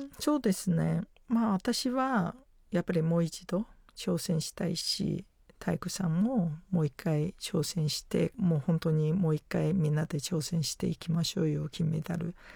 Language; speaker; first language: Japanese; non-native, fluent; Chinese